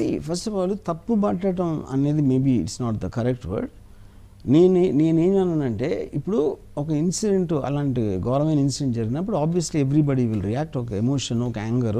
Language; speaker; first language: Telugu; native; Telugu